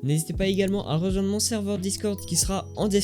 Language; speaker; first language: French; native; French